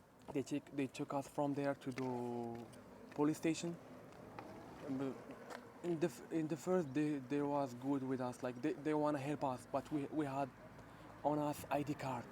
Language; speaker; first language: English; non-native, learner; Arabic